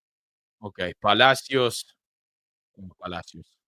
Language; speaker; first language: Spanish; early bilingual, heritage; Spanish